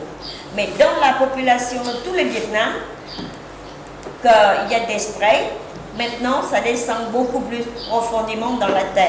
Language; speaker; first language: French; non-native, fluent; Vietnamese